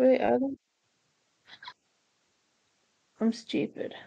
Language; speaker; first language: English; native; English